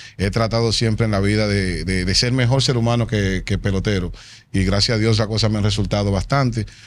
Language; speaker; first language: Spanish; native; Spanish